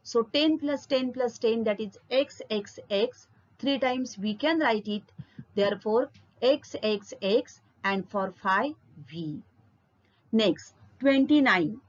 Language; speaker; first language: English; non-native, local second language; Marathi